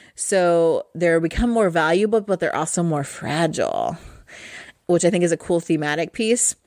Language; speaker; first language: English; native; English